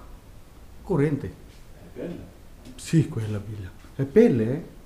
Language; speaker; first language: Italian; non-native, learner; Filipino